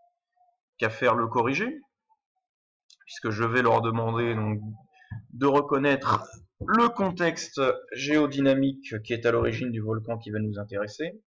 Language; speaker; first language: French; native; French